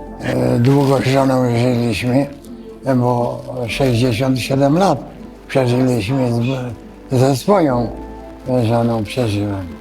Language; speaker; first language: Polish; native; Polish